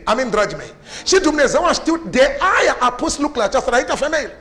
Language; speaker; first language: Romanian; non-native, learner; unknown